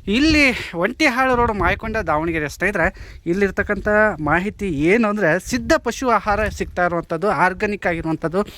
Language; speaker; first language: Kannada; native; Kannada